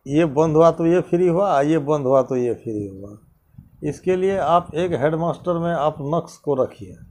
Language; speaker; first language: Hindi; native; Hindi